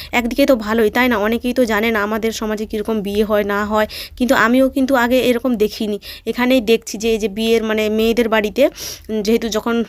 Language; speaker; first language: Bangla; native; Bangla